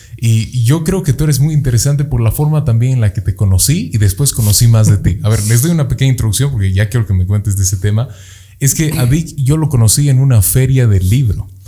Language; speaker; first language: Spanish; native; Spanish